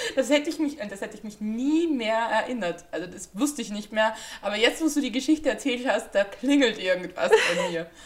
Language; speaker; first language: German; native; German